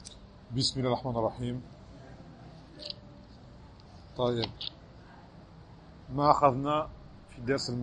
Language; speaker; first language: Arabic; non-native, fluent; French